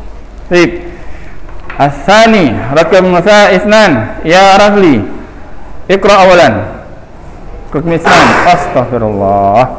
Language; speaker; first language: Arabic; non-native, fluent; Indonesian